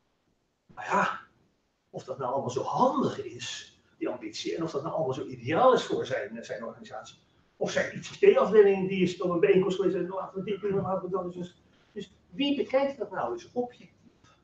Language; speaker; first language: Dutch; native; Dutch